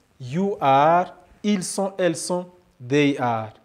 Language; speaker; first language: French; non-native, learner; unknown